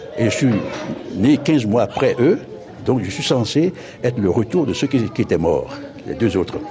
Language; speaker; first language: French; non-native, local second language; Fon